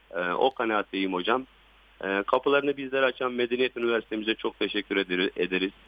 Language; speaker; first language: Turkish; native; Turkish